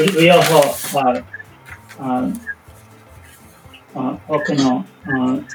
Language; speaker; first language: Japanese; non-native, learner; English